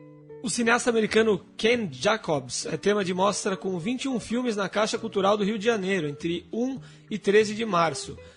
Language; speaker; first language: Portuguese; native; Portuguese